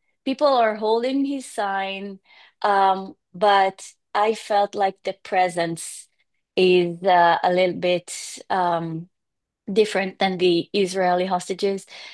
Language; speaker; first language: English; non-native, fluent; Hebrew